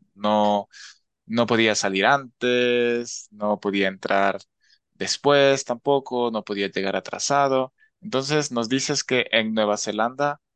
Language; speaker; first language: Spanish; native; Spanish